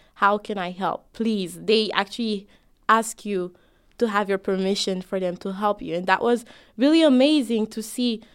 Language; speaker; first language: English; non-native, fluent; Haitian Creole